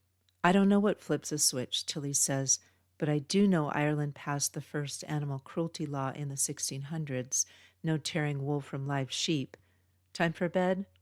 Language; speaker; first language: English; native; English